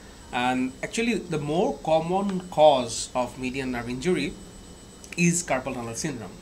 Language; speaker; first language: English; non-native, local second language; Bangla